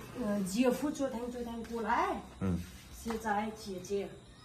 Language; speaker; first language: Chinese; non-native, learner; Nepali